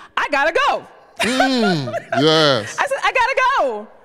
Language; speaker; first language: English; early bilingual, other home language; Yoruba